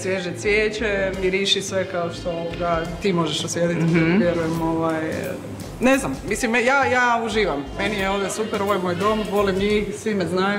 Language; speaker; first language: Serbian; native; Serbian